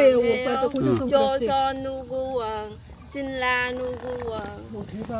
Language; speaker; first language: Korean; non-native, learner; Vietnamese